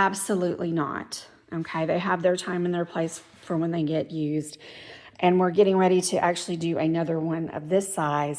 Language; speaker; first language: English; native; English